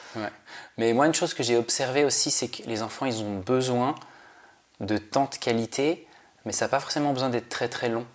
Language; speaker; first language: French; native; French